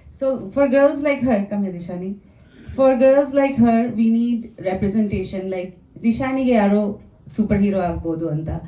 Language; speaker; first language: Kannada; non-native, fluent; Bangla